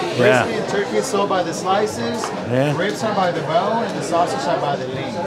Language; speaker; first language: English; native; English